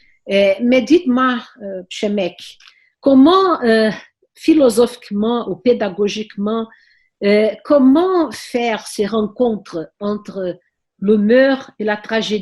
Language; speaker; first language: French; non-native, learner; Portuguese